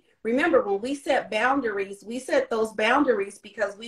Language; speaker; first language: English; native; English